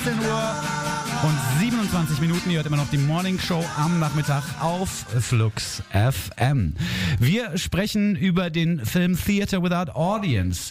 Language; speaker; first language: German; native; German